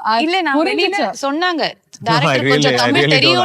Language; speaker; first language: Tamil; native; Tamil